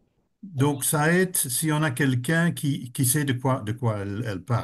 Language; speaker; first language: French; native; French